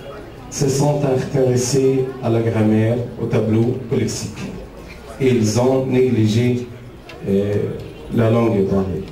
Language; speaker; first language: French; non-native, fluent; Arabic